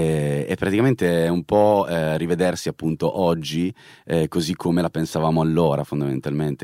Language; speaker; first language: Italian; native; Italian